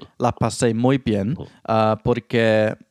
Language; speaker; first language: Spanish; non-native, learner; English